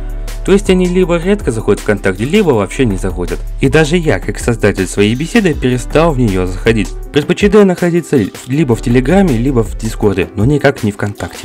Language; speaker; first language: Russian; native; Russian